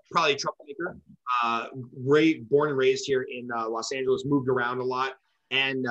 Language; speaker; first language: English; native; English